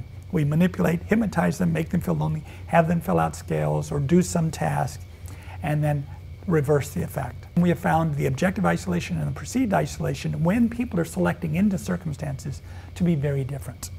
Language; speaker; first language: English; native; English